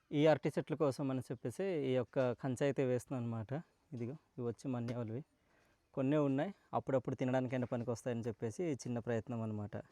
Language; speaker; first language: Telugu; non-native, local second language; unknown